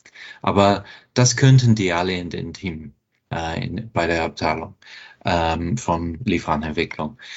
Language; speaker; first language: German; non-native, fluent; English